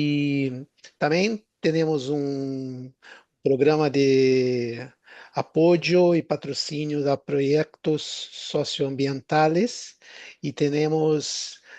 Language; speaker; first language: Spanish; non-native, fluent; Portuguese